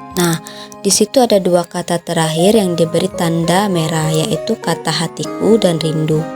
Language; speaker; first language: Indonesian; native; Indonesian